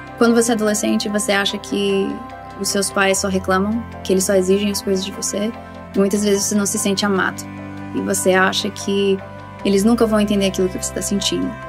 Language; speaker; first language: Portuguese; early bilingual, heritage; Portuguese